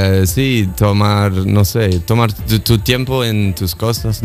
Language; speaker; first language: Spanish; non-native, fluent; English